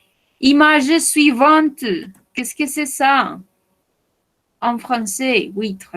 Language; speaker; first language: French; non-native, fluent; Spanish